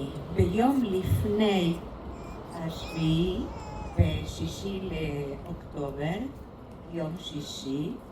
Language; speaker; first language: Hebrew; non-native, fluent; Spanish